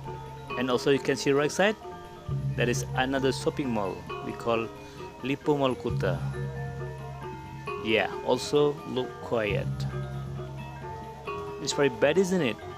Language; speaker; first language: English; non-native, local second language; Indonesian